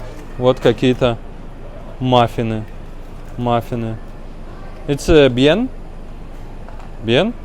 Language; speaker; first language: Russian; native; Russian